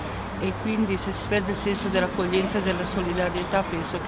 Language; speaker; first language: Italian; native; Italian